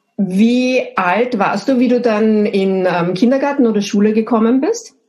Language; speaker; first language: German; native; German